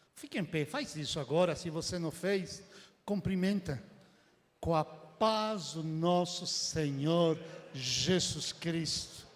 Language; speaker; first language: Portuguese; non-native, fluent; Spanish